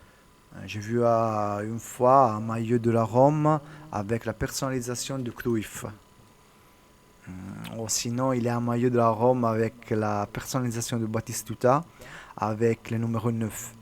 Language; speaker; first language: French; non-native, learner; Italian